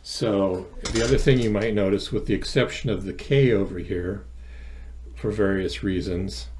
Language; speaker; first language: English; native; English